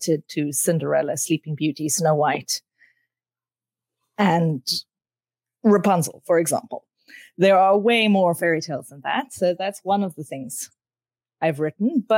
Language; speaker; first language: English; native; English